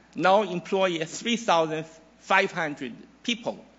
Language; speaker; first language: English; non-native, fluent; Chinese